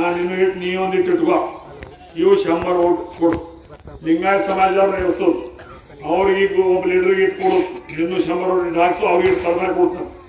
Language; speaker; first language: Kannada; native; Kannada